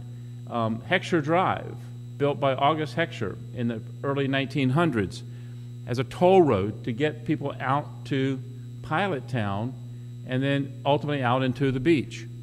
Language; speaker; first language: English; native; English